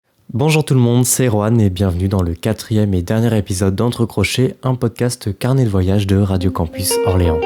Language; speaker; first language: French; native; French